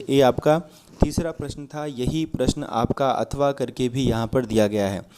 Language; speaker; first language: Hindi; native; Hindi